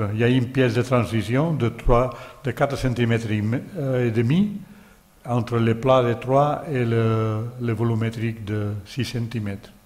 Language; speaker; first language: French; non-native, learner; Catalan